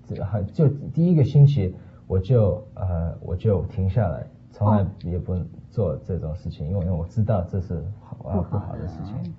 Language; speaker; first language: Chinese; early bilingual, heritage; Chinese